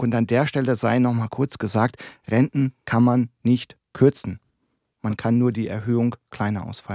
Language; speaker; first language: German; native; German